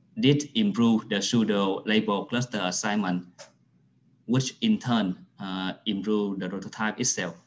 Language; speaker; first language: English; non-native, fluent; Vietnamese